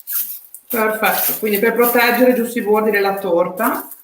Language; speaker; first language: Italian; native; Italian